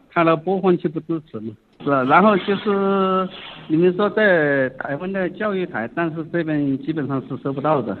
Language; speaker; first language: Chinese; native; Chinese